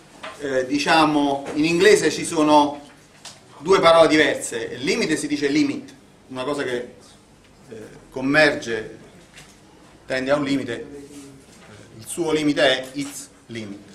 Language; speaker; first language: Italian; native; Italian